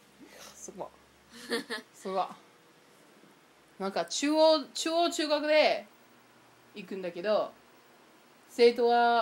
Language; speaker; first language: Japanese; non-native, learner; English